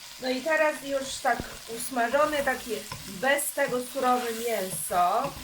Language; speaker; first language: Polish; non-native, learner; Chinese